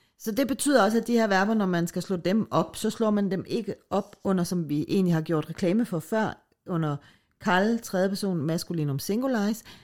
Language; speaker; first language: Danish; native; Danish